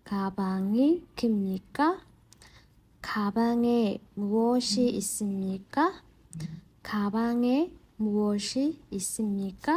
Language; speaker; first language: Korean; non-native, fluent; Burmese